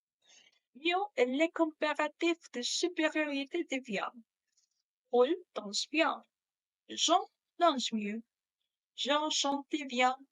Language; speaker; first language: French; non-native, learner; Spanish